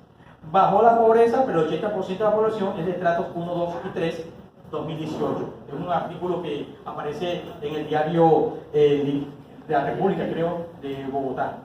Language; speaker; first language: Spanish; native; Spanish